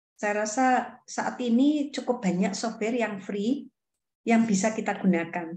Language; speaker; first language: Indonesian; native; Indonesian